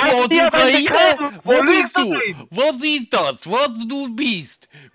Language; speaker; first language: German; native; German